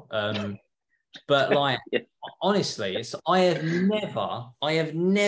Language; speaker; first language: English; native; English